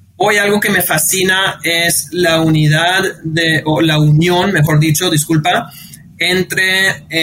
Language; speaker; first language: Spanish; early bilingual, heritage; Spanish